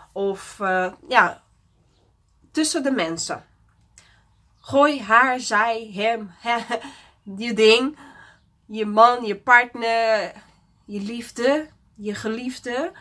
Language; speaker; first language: Dutch; non-native, fluent; Portuguese